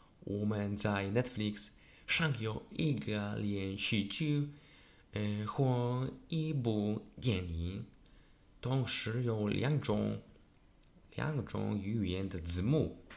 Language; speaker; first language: Chinese; non-native, learner; Polish